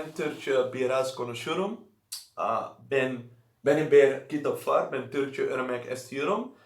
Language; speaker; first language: Turkish; non-native, learner; Dutch